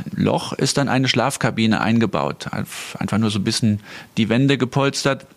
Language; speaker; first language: German; native; German